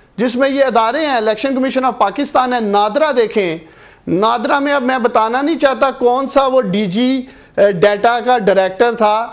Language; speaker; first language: Urdu; non-native, local second language; Punjabi